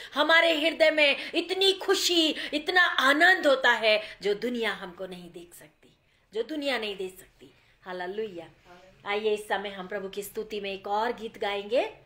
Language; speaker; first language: Hindi; non-native, local second language; Gujarati